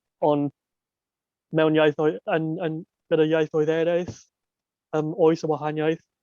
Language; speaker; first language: Welsh; non-native, local second language; English